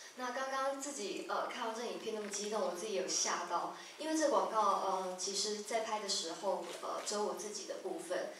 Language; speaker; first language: Chinese; native; Chinese